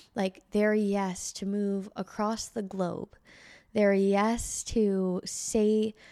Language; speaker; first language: English; early bilingual, other home language; Filipino